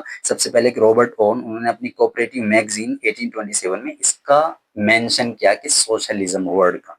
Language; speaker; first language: Hindi; native; Hindi